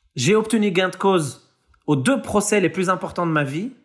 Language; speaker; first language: French; native; French